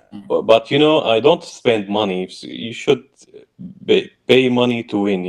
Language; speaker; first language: English; non-native, learner; Arabic